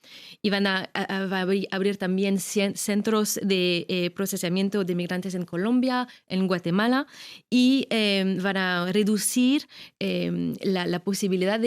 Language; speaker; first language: Spanish; non-native, fluent; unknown